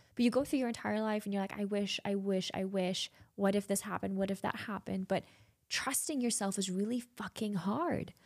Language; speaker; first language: English; non-native, fluent; German